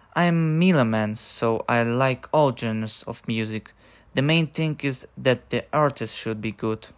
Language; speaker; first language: English; non-native, learner; Ukrainian